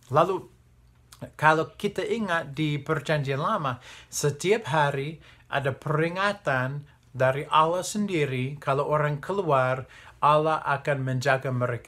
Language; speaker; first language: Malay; non-native, fluent; English